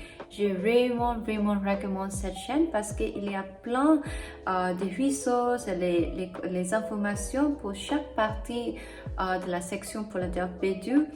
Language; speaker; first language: French; non-native, fluent; English